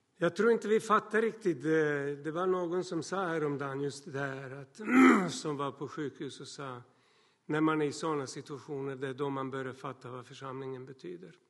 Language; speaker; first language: Swedish; non-native, fluent; Serbian